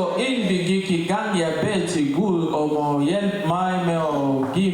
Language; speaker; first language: Danish; non-native, learner; French